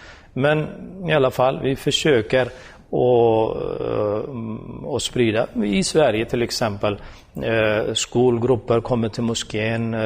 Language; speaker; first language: Swedish; non-native, fluent; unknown